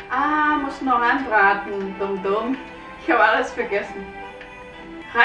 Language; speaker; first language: German; non-native, fluent; Cantonese